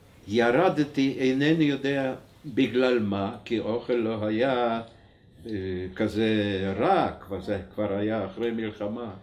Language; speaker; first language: Hebrew; non-native, fluent; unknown